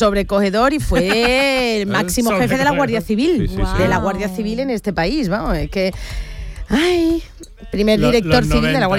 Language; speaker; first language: Spanish; native; Spanish